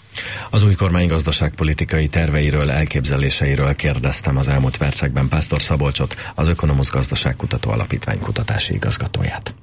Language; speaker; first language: Hungarian; native; Hungarian